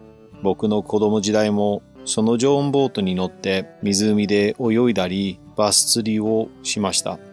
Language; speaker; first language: Japanese; non-native, fluent; English